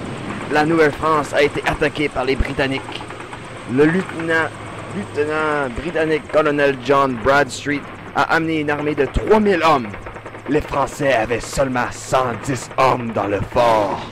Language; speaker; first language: French; native; French